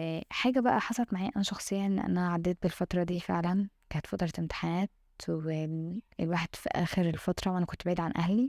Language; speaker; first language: Arabic; native; Arabic